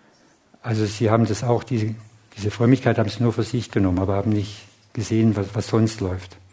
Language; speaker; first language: German; non-native, fluent; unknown